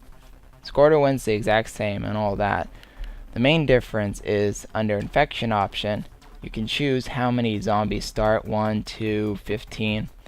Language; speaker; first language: English; native; English